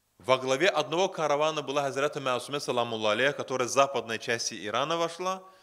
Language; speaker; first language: Russian; non-native, local second language; Azerbaijani